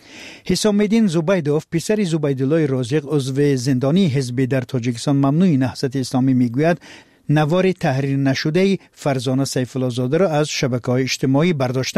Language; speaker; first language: Persian; native; Persian